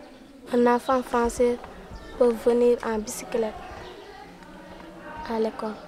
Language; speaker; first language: French; non-native, local second language; Fula